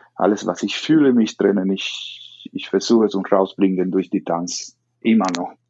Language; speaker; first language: German; non-native, learner; Spanish